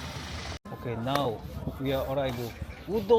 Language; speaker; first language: English; non-native, learner; Korean